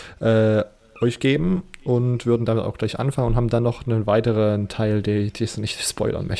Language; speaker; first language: German; native; German